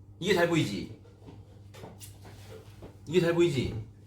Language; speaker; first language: Korean; native; Korean